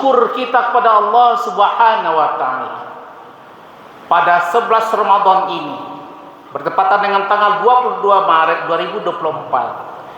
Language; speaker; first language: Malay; non-native, local second language; Minangkabau